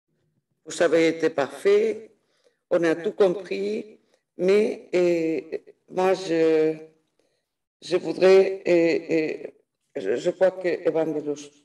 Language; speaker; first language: French; non-native, fluent; Spanish